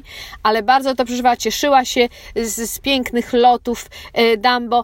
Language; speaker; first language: Polish; native; Polish